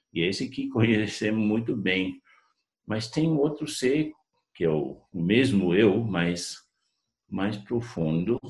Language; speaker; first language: Portuguese; non-native, fluent; English